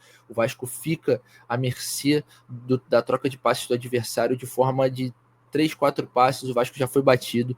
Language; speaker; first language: Portuguese; native; Portuguese